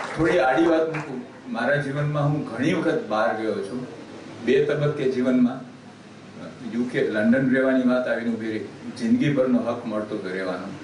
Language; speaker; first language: Gujarati; early bilingual, heritage; Gujarati